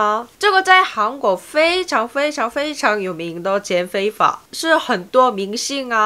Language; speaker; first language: Chinese; non-native, fluent; Korean